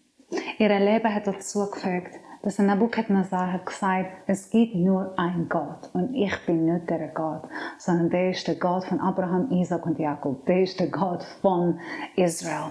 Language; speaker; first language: German; non-native, fluent; Persian